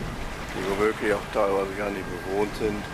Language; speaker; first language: German; native; German